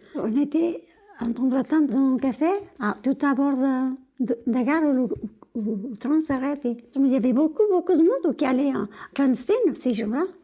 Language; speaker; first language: French; non-native, fluent; Portuguese